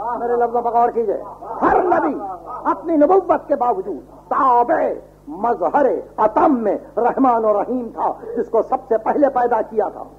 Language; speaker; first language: Urdu; native; Urdu